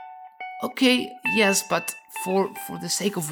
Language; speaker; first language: English; non-native, fluent; Spanish